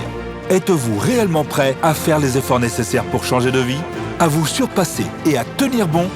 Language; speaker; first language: French; native; French